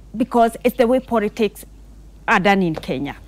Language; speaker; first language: English; non-native, local second language; Kikuyu